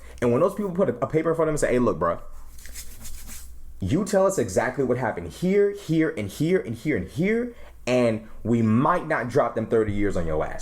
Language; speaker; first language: English; native; English